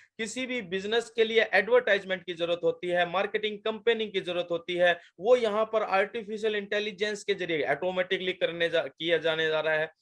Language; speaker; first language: Hindi; native; Hindi